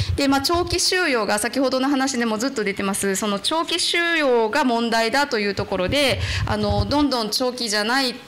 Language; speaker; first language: Japanese; native; Japanese